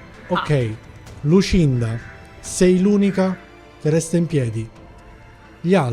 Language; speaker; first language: Italian; native; Italian